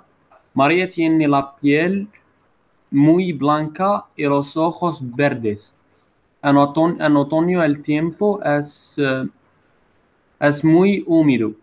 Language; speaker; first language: Spanish; non-native, learner; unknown